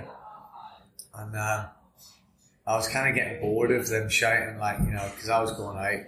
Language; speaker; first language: English; native; English